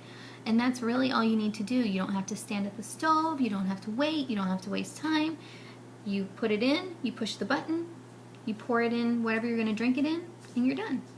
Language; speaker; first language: English; native; English